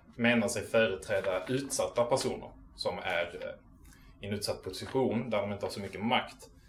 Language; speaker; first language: Swedish; native; Swedish